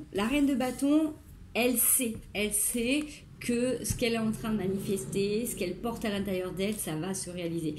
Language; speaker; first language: French; native; French